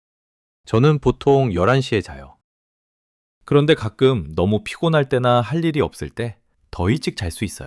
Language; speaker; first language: Korean; non-native, fluent; English